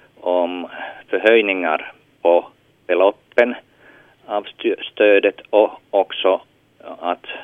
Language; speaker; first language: Swedish; non-native, local second language; Finnish